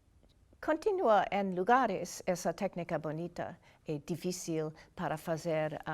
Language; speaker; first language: Portuguese; non-native, fluent; English